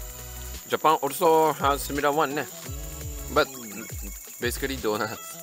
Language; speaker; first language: English; non-native, learner; Japanese